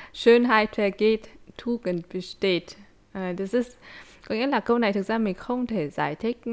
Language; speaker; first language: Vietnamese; early bilingual, heritage; Vietnamese